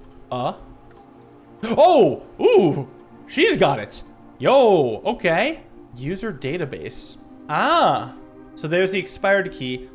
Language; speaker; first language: English; native; English